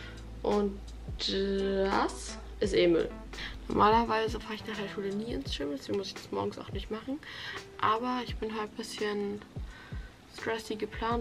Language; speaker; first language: German; native; German